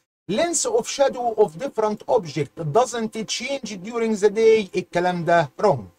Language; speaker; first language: English; non-native, fluent; Arabic